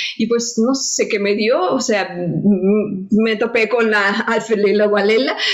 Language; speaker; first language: Spanish; non-native, fluent; Russian